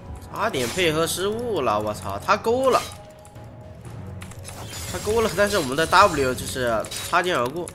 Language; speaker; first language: Chinese; native; Chinese